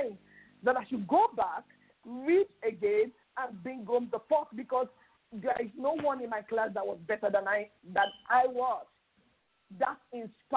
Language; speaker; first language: English; non-native, local second language; Yoruba